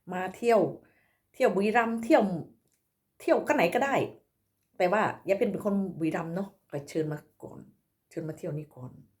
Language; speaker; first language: Thai; native; Thai